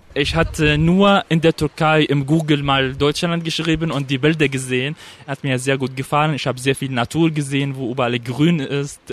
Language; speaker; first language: German; non-native, fluent; Arabic